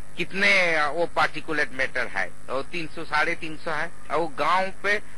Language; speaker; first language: Hindi; non-native, local second language; Bangla